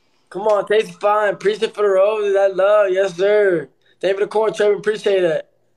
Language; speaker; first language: English; early bilingual, other home language; Spanish